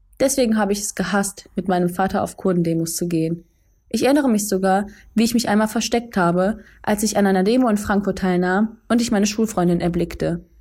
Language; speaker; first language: German; early bilingual, other home language; Kurdish